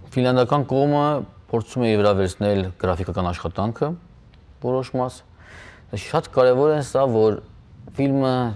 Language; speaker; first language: Armenian; native; Armenian